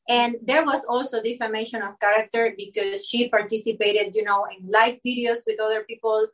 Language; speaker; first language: English; non-native, fluent; Spanish